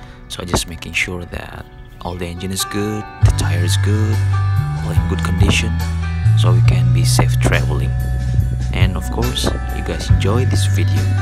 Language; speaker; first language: English; non-native, fluent; Indonesian